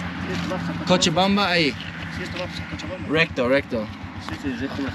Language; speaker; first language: Spanish; non-native, learner; English